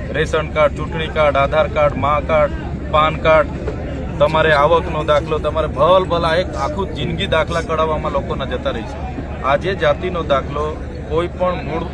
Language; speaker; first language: Gujarati; non-native, local second language; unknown